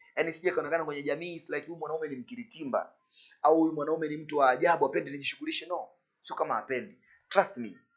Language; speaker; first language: Swahili; native; Swahili